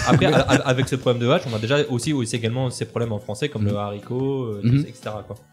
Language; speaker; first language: French; native; French